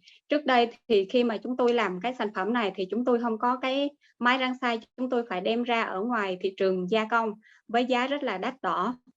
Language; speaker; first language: Vietnamese; native; Vietnamese